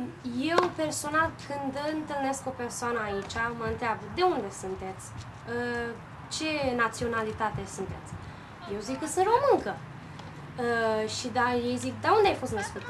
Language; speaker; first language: Romanian; early bilingual, heritage; Romanian